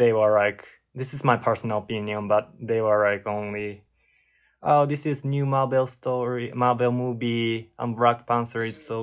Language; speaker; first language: English; non-native, learner; Japanese